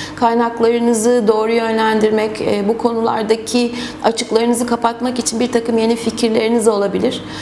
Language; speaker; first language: Turkish; native; Turkish